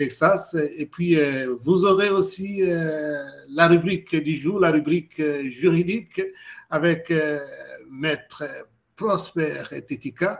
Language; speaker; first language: French; non-native, local second language; Lingala